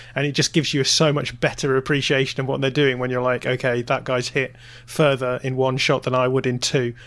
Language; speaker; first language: English; native; English